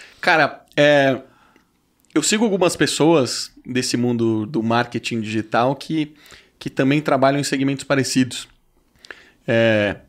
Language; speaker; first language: Portuguese; native; Portuguese